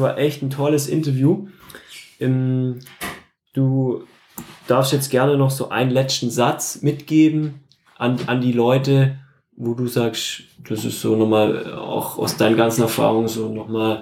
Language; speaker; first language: German; native; German